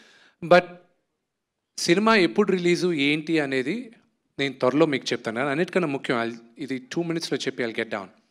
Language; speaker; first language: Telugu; native; Telugu